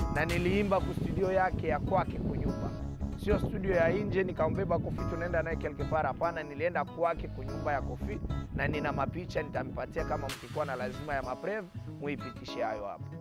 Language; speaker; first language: Swahili; native; Swahili